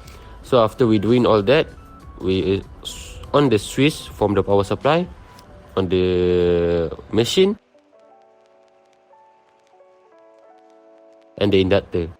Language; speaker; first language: English; non-native, local second language; Malay